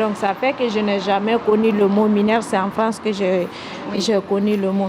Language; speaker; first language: French; non-native, local second language; Mandingo